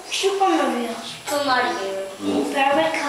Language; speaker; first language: English; non-native, learner; Korean